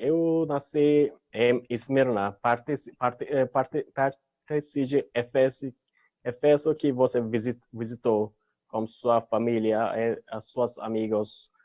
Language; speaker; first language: Portuguese; non-native, learner; Turkish